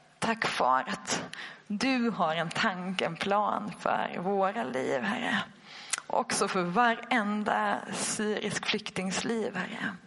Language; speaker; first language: Swedish; native; Swedish